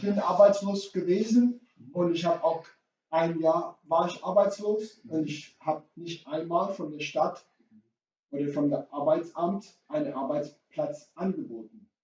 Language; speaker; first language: German; non-native, fluent; English